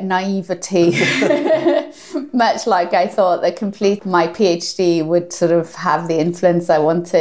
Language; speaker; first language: English; native; English